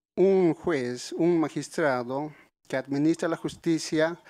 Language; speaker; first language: Spanish; native; Spanish